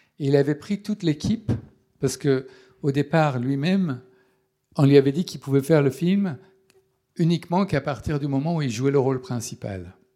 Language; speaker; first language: French; non-native, fluent; Persian